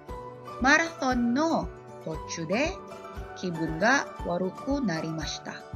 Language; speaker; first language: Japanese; non-native, fluent; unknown